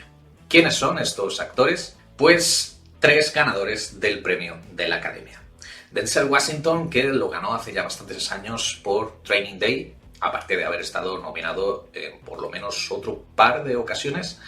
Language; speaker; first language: Spanish; native; Spanish